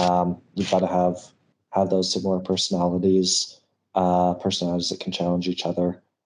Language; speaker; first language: English; native; English